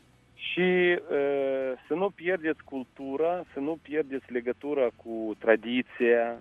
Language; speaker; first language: Romanian; non-native, local second language; Russian